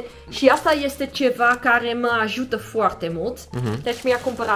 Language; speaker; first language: Romanian; non-native, learner; Dutch